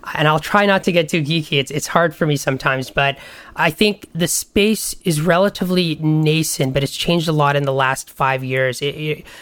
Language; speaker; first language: English; non-native, local second language; Bangla